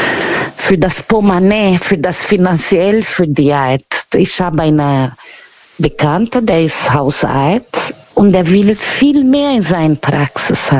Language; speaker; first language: German; non-native, fluent; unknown